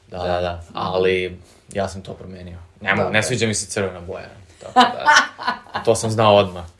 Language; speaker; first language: Serbian; early bilingual, heritage; Serbian